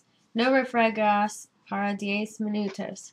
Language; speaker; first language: Spanish; non-native, learner; English